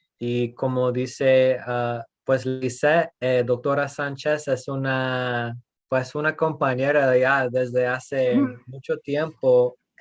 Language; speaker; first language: Spanish; non-native, fluent; English